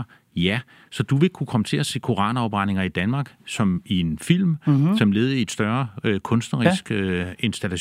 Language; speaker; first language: Danish; native; Danish